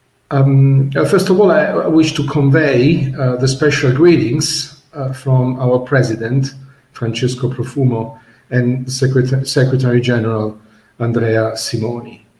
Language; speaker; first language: English; non-native, fluent; Italian